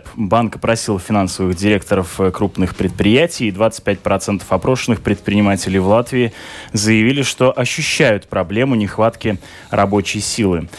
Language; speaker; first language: Russian; native; Russian